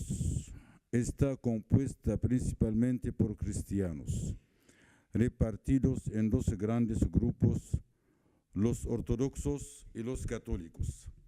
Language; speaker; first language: Spanish; non-native, fluent; Arabic